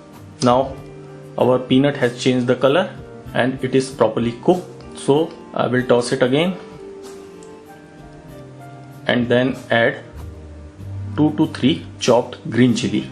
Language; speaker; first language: English; non-native, local second language; Hindi